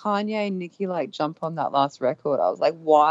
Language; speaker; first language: English; native; English